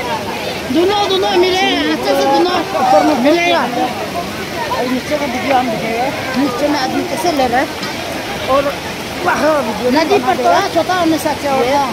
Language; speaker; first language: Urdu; non-native, local second language; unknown